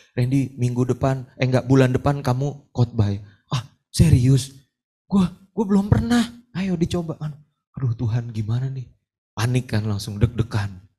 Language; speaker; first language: Indonesian; native; Indonesian